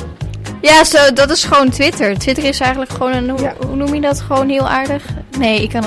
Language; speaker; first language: Dutch; native; Dutch